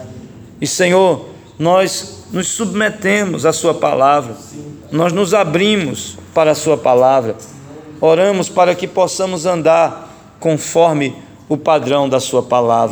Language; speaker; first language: Portuguese; native; Portuguese